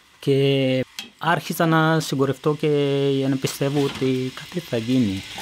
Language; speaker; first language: Greek; non-native, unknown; Persian